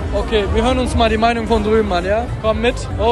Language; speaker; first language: German; native; German